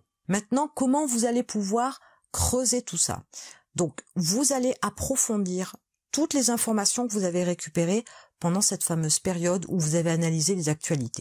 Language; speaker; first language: French; native; French